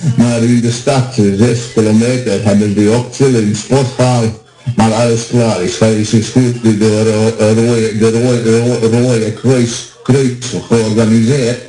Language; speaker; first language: Dutch; non-native, learner; Croatian